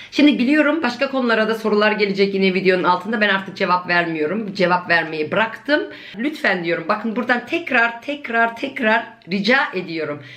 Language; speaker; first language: Turkish; early bilingual, heritage; Turkish